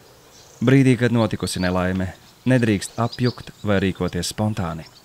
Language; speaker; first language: Latvian; native; Latvian